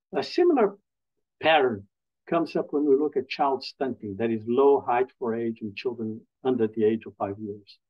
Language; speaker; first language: English; non-native, fluent; Portuguese